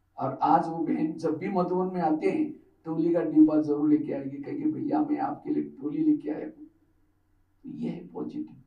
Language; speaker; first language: Hindi; non-native, local second language; Marathi